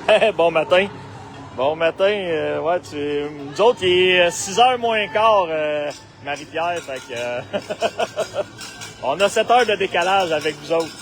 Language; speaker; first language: French; native; French